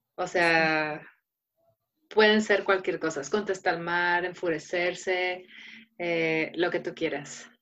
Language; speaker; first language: Spanish; native; Spanish